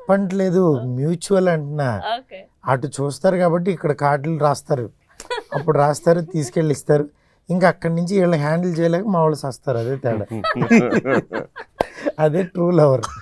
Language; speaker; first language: Telugu; native; Telugu